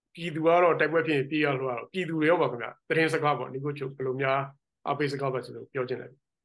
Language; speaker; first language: Burmese; native; Burmese